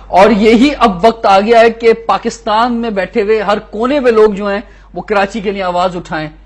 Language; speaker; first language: Urdu; native; Urdu